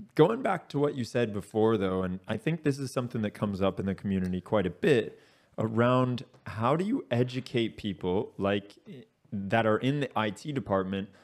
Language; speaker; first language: English; native; English